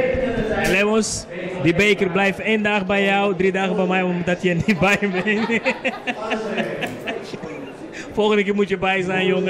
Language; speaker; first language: Dutch; non-native, fluent; Portuguese